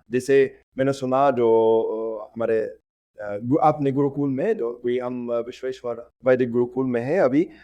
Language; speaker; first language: Hindi; non-native, fluent; Russian